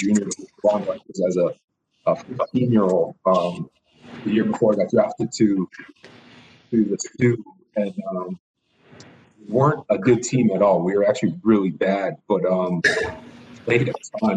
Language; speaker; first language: English; native; English